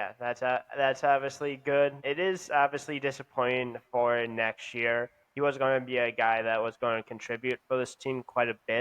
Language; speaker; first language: English; native; English